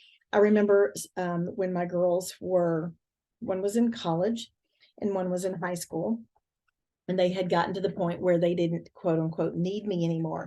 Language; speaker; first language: English; native; English